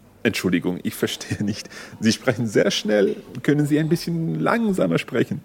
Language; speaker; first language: German; non-native, fluent; English